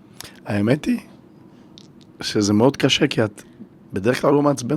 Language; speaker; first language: Hebrew; native; Hebrew